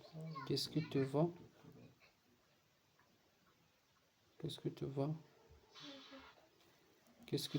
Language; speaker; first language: French; non-native, learner; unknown